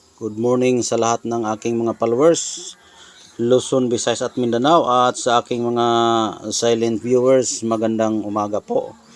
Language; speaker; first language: Filipino; non-native, local second language; Cebuano